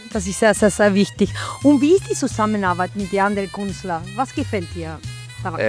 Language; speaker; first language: German; non-native, learner; Spanish